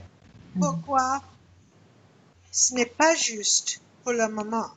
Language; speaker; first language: French; non-native, learner; English